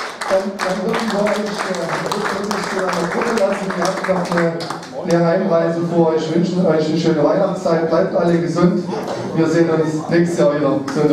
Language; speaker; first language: German; native; German